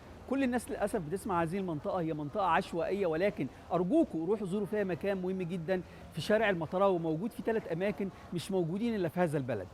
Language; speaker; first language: Egyptian Arabic; native; Egyptian Arabic